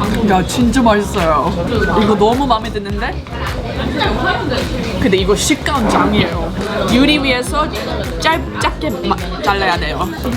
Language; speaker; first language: Korean; non-native, fluent; English